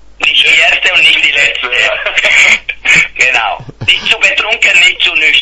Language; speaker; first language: German; non-native, fluent; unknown